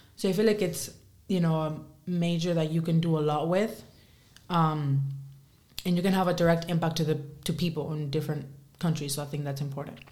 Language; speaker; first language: English; early bilingual, other home language; Spanish